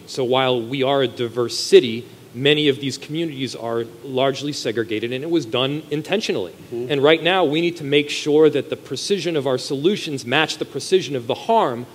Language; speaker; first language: English; native; English